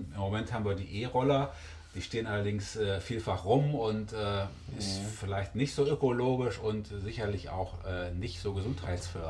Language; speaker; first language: German; native; German